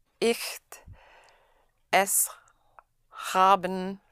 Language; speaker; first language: German; non-native, learner; English